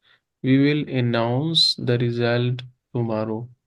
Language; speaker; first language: English; non-native, local second language; Urdu